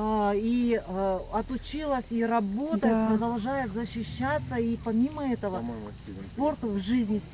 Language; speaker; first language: Russian; native; Russian